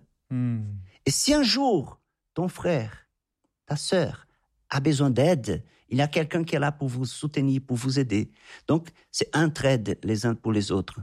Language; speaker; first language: French; non-native, fluent; Portuguese